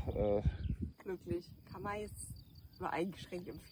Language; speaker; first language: German; native; German